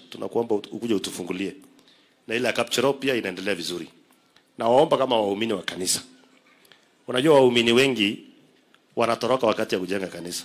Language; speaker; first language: Swahili; non-native, local second language; Kalenjin